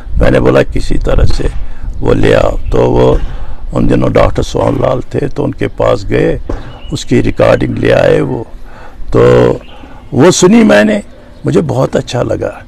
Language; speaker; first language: Urdu; non-native, local second language; Kashmiri